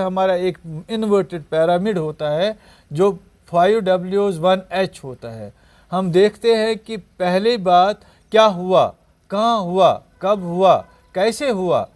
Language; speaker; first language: Urdu; non-native, local second language; Kashmiri